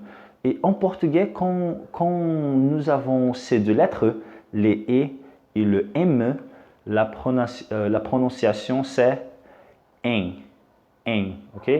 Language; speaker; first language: French; non-native, fluent; Portuguese